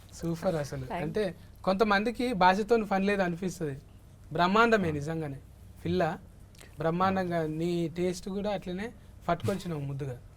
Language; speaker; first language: Telugu; native; Telugu